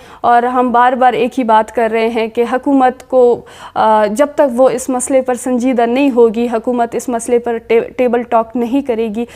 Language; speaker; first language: Urdu; non-native, local second language; Baluchi